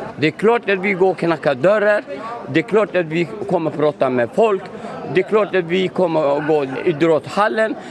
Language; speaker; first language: Swedish; non-native, fluent; Somali